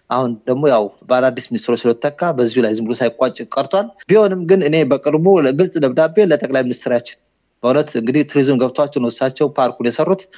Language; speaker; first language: Amharic; native; Amharic